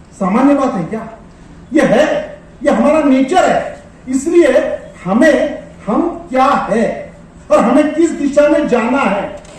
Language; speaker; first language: Hindi; non-native, local second language; Marwari